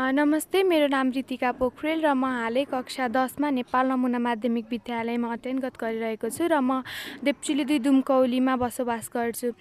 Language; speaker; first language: Nepali; native; Nepali